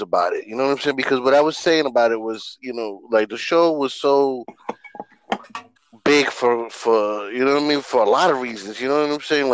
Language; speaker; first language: English; native; English